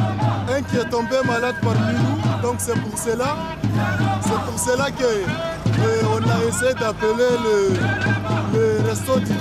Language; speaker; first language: French; non-native, learner; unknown